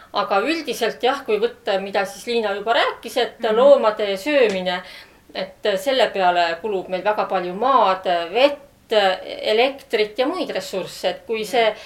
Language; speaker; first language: Estonian; native; Estonian